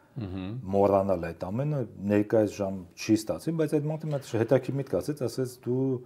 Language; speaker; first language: Armenian; native; Armenian